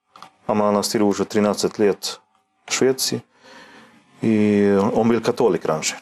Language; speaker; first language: Russian; non-native, learner; Swedish